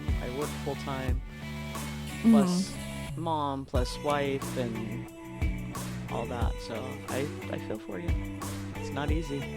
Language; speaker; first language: English; native; English